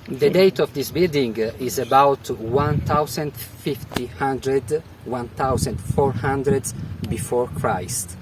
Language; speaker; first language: English; non-native, fluent; Italian